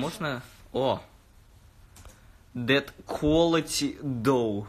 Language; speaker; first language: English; non-native, learner; Russian